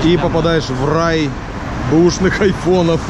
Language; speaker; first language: Russian; native; Russian